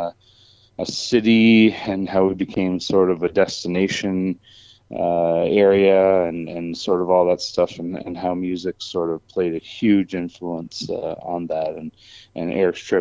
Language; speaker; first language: English; native; English